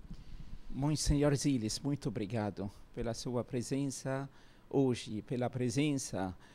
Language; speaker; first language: Portuguese; non-native, fluent; Arabic